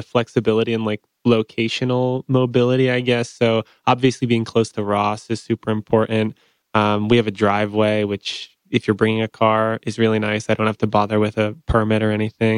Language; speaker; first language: English; native; English